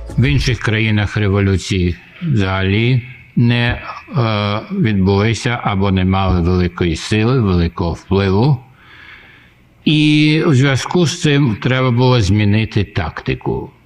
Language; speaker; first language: Ukrainian; non-native, local second language; Russian